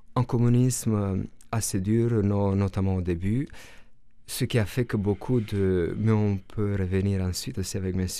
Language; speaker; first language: French; non-native, fluent; Romanian